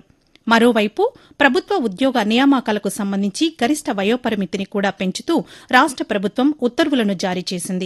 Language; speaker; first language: Telugu; native; Telugu